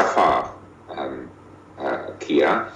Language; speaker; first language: Hindi; non-native, learner; English